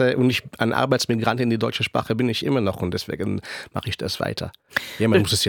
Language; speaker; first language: German; non-native, fluent; Hebrew